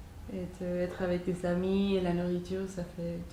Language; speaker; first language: French; non-native, fluent; Spanish